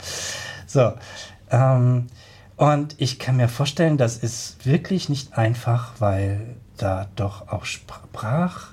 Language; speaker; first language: German; native; German